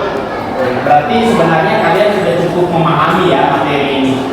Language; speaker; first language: Indonesian; native; Indonesian